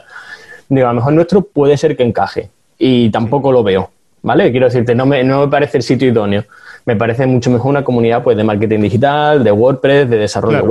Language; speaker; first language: Spanish; native; Spanish